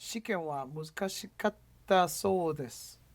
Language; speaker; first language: Japanese; non-native, learner; English